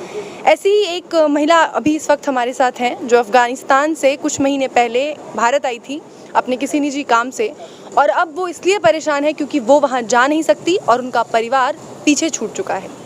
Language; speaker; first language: Hindi; native; Hindi